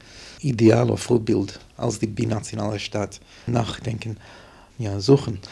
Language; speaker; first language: German; non-native, fluent; English